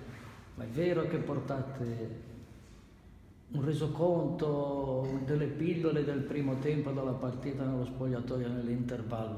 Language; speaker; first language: Italian; native; Italian